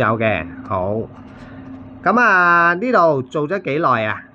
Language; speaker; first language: Cantonese; native; Cantonese